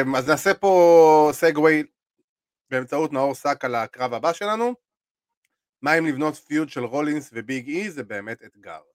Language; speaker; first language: Hebrew; native; Hebrew